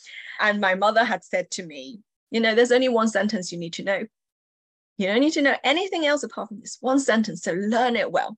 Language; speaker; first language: English; early bilingual, other home language; Chinese